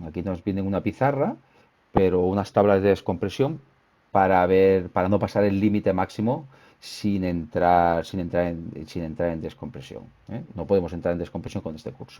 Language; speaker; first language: Spanish; native; Spanish